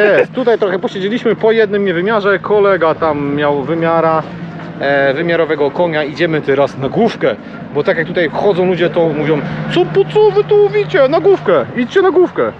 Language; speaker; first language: Polish; native; Polish